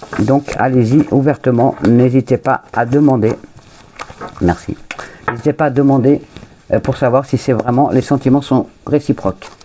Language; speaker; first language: French; early bilingual, other home language; Portuguese